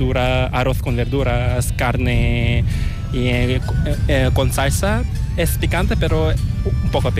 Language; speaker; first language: Spanish; non-native, learner; Korean